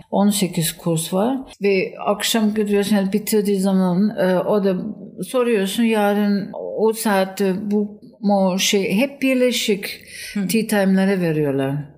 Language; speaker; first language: Turkish; non-native, fluent; German